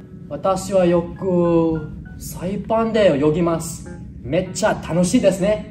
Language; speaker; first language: Japanese; non-native, learner; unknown